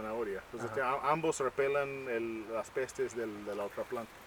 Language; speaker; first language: Spanish; native; Spanish